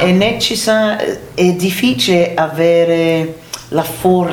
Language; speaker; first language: Italian; non-native, learner; English